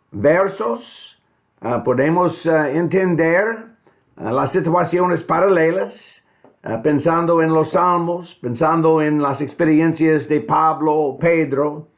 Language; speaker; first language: Spanish; non-native, fluent; English